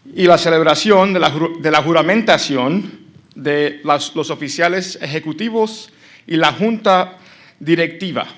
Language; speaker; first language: Spanish; early bilingual, heritage; Spanish